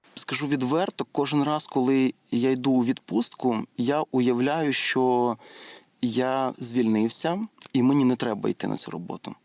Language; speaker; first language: Ukrainian; native; Ukrainian